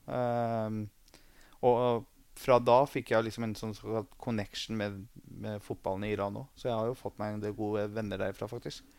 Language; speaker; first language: Norwegian; early bilingual, other home language; Persian